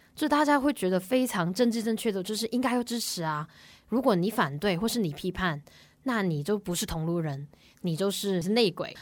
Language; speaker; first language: Chinese; non-native, local second language; Cantonese